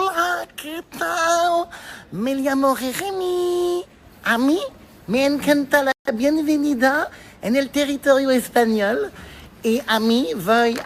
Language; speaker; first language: Spanish; non-native, learner; French